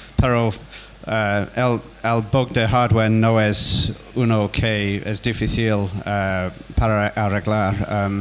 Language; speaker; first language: Spanish; non-native, learner; English